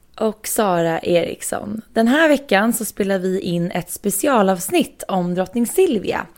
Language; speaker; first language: Swedish; native; Swedish